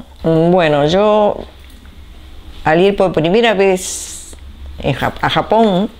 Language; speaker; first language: Spanish; early bilingual, other home language; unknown